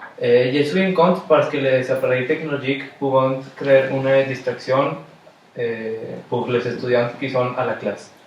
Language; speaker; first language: French; non-native, learner; Spanish